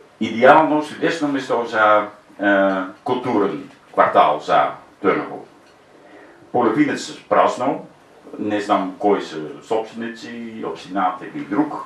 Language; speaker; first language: Bulgarian; non-native, learner; Dutch